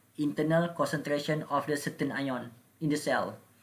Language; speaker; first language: English; non-native, local second language; Malay